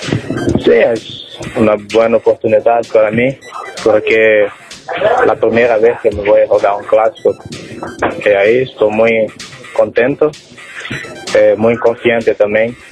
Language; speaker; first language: Spanish; non-native, learner; Portuguese